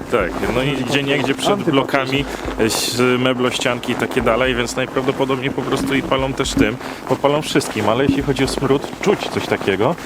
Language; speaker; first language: Polish; native; Polish